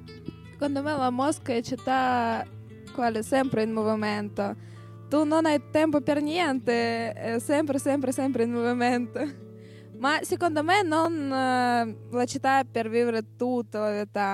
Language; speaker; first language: Italian; non-native, learner; Russian